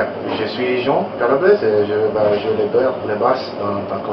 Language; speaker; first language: French; non-native, learner; Italian